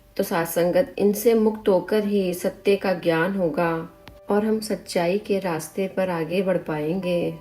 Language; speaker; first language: Hindi; native; Hindi